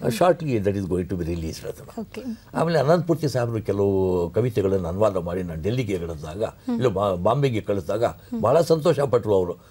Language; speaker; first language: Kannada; non-native, local second language; Urdu